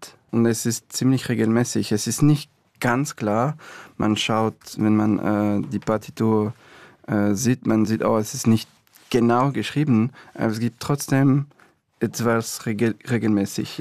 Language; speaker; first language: German; non-native, fluent; French